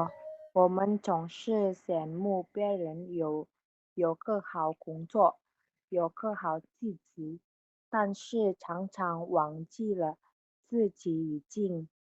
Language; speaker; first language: Chinese; non-native, learner; Indonesian